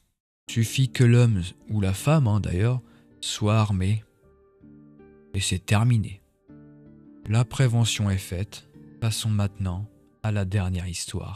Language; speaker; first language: French; native; French